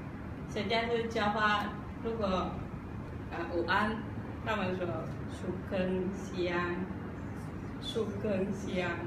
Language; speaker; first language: Chinese; non-native, learner; Javanese